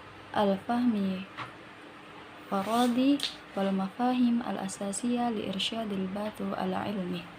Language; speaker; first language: Arabic; non-native, learner; Indonesian